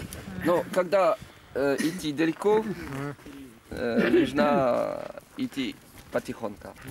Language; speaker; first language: Russian; non-native, learner; French